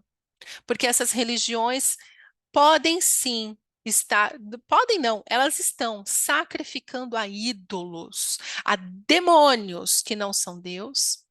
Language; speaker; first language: Portuguese; native; Portuguese